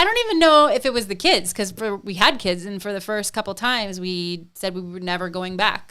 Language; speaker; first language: English; native; English